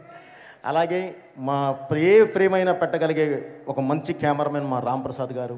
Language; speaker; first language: Telugu; native; Telugu